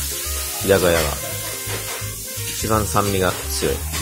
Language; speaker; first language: Japanese; native; Japanese